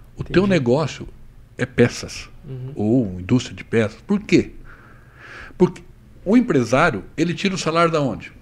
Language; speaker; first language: Portuguese; native; Portuguese